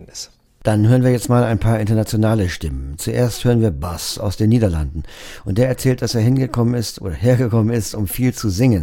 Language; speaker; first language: German; native; German